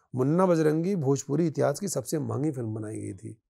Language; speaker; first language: Hindi; native; Hindi